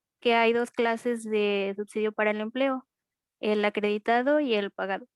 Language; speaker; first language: Spanish; native; Spanish